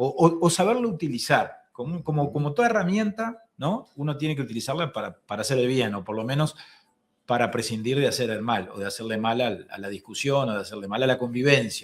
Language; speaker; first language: Spanish; native; Spanish